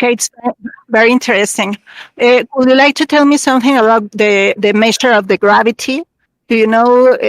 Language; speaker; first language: English; non-native, learner; Spanish